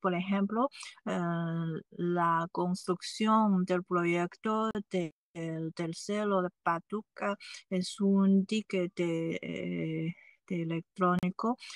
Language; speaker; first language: Spanish; non-native, fluent; Chinese